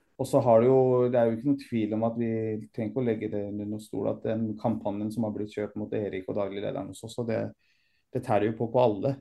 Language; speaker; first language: Norwegian; early bilingual, other home language; Persian